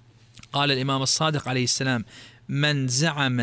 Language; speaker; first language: Arabic; native; Arabic